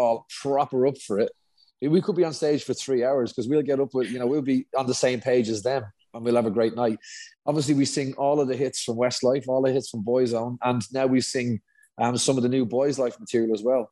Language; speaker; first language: English; native; English